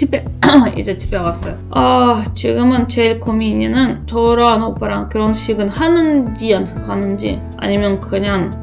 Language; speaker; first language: Korean; non-native, learner; Russian